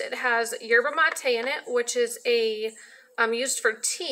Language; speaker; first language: English; native; English